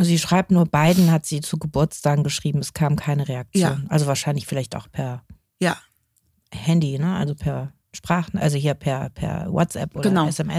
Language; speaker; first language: German; native; German